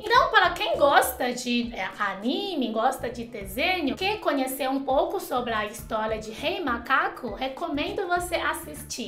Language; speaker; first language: Portuguese; non-native, fluent; Chinese